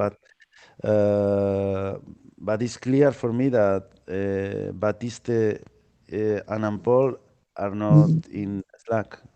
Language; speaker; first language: English; non-native, fluent; Spanish